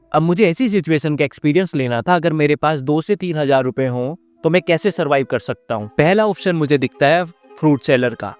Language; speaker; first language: Hindi; native; Hindi